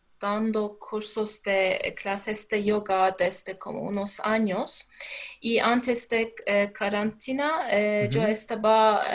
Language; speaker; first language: Spanish; non-native, learner; Turkish